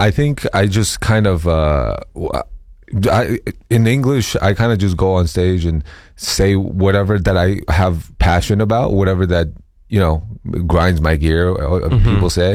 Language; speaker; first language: English; non-native, fluent; Chinese